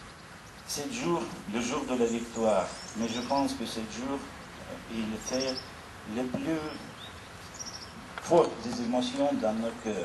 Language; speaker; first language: French; non-native, learner; Russian